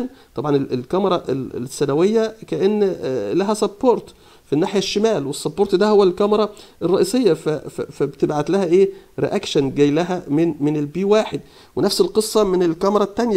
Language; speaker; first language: Arabic; native; Arabic